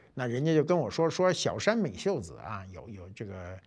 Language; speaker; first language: Chinese; native; Chinese